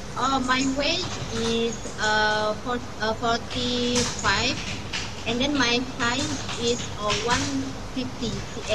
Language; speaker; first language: English; non-native, learner; Indonesian